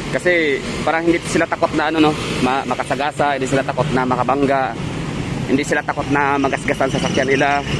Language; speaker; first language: Filipino; non-native, local second language; Cebuano